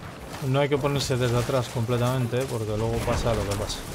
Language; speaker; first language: Spanish; native; Spanish